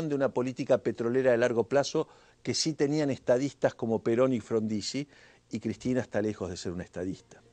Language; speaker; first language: Spanish; native; Spanish